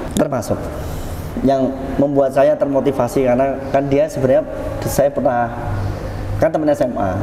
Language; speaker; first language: Indonesian; non-native, local second language; Javanese